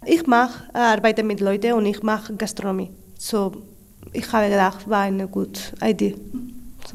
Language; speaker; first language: German; non-native, learner; Spanish